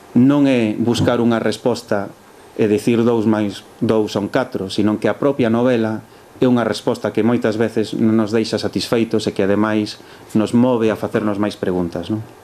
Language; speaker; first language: Galician; early bilingual, heritage; Galician